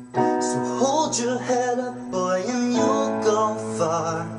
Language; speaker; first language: English; native; English